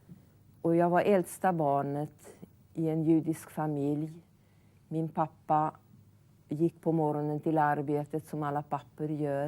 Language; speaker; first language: Swedish; non-native, fluent; Hungarian